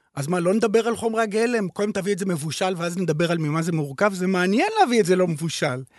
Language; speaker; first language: Hebrew; native; Hebrew